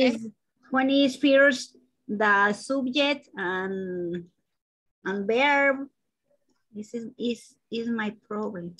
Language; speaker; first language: English; non-native, learner; Spanish